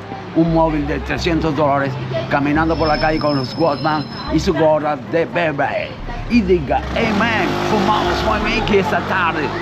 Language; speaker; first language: Spanish; native; Spanish